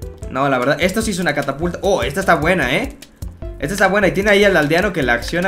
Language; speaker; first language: Spanish; native; Spanish